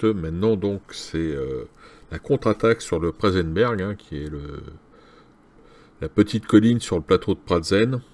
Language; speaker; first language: French; native; French